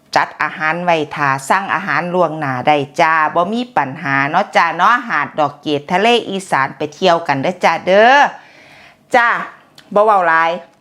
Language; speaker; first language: Thai; native; Thai